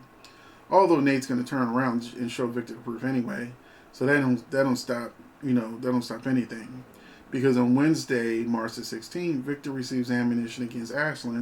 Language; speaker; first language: English; native; English